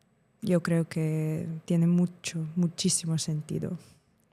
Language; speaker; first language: Spanish; non-native, fluent; Ukrainian